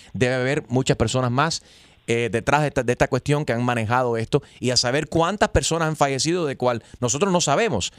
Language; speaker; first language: Spanish; early bilingual, heritage; Spanish